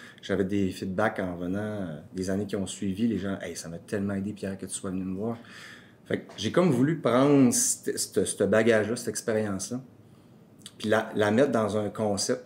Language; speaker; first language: French; native; French